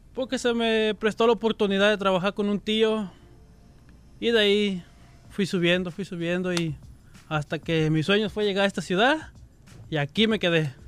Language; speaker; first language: Spanish; native; Spanish